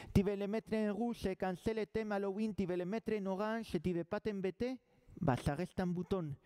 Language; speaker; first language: French; non-native, fluent; Spanish